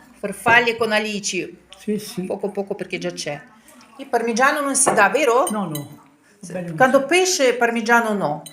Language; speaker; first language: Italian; non-native, fluent; Ukrainian